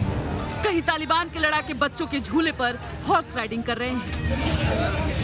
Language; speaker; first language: Hindi; native; Hindi